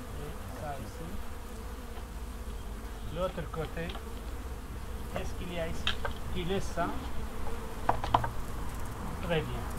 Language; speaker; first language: French; non-native, learner; Arabic